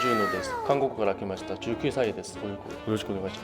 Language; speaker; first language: Japanese; non-native, learner; Korean